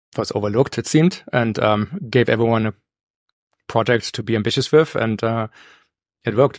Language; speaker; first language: English; non-native, fluent; German